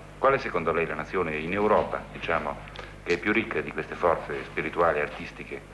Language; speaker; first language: Italian; native; Italian